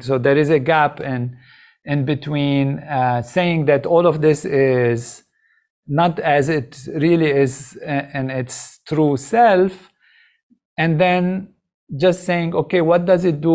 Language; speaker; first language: English; non-native, fluent; Arabic